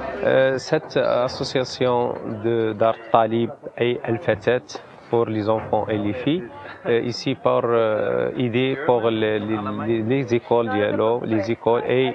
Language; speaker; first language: French; non-native, learner; Arabic